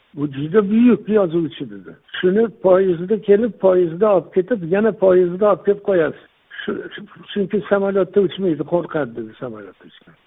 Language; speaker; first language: Uzbek; non-native, local second language; Tajik